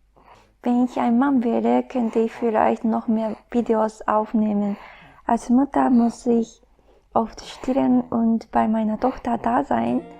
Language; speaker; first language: German; non-native, fluent; Japanese